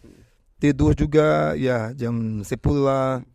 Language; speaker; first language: Indonesian; non-native, fluent; Portuguese